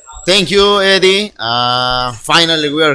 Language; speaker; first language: English; non-native, fluent; Spanish